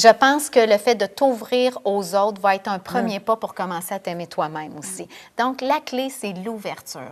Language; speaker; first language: French; native; French